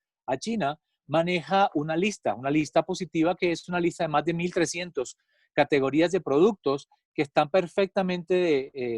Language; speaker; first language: Spanish; native; Spanish